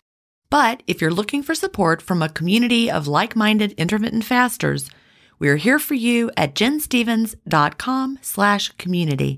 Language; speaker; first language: English; native; English